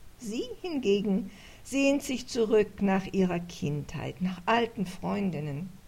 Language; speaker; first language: German; native; German